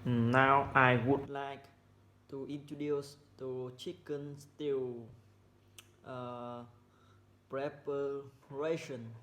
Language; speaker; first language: English; non-native, learner; Vietnamese